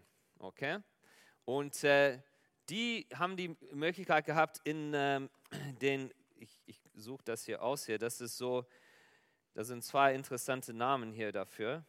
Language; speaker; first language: German; non-native, fluent; Afrikaans